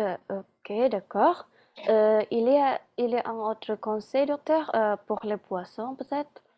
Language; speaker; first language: French; non-native, learner; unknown